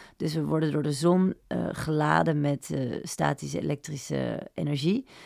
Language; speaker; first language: Dutch; native; Dutch